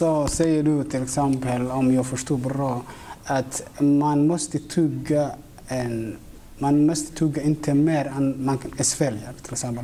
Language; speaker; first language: Swedish; non-native, fluent; Somali